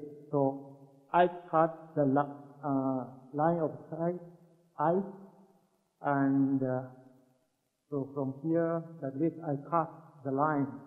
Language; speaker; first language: English; non-native, learner; Japanese